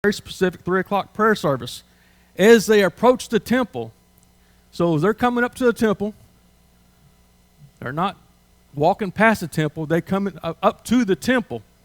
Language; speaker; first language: English; native; English